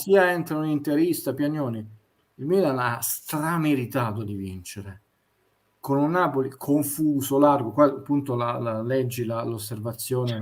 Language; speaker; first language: Italian; native; Italian